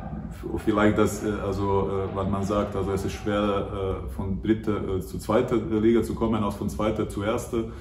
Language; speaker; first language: German; non-native, fluent; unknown